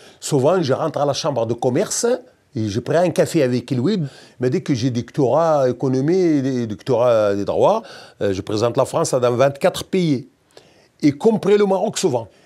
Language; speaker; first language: French; non-native, local second language; Berber languages